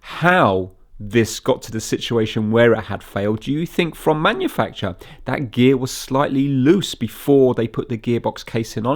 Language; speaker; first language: English; native; English